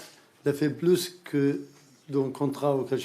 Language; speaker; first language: French; non-native, learner; Arabic